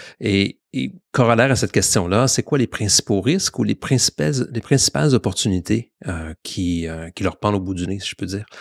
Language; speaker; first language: French; native; French